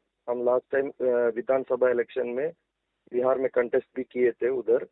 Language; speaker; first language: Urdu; non-native, local second language; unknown